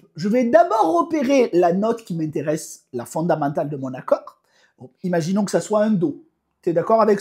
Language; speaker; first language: French; native; French